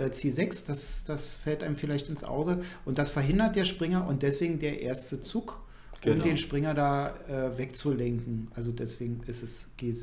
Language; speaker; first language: German; native; German